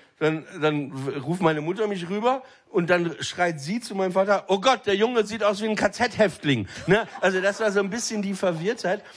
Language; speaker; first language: German; native; German